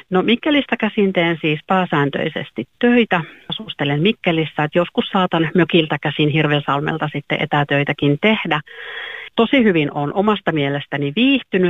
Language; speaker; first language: Finnish; native; Finnish